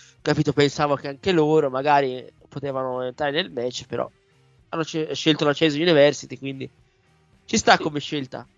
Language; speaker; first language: Italian; native; Italian